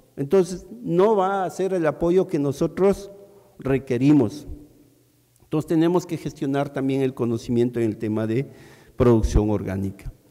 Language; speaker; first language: Spanish; native; Spanish